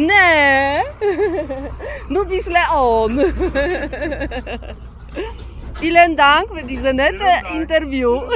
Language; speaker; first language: German; non-native, learner; Polish